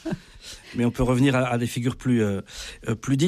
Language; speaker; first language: French; native; French